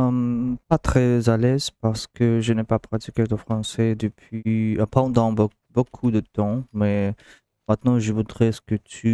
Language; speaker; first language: French; non-native, learner; Russian